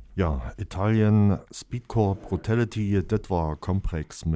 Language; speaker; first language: German; native; German